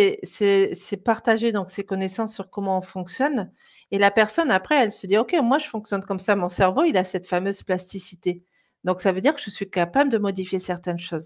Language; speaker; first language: French; native; French